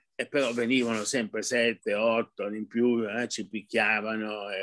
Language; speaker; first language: Italian; early bilingual, heritage; Arabic